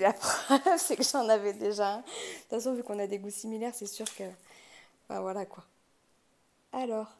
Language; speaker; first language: French; native; French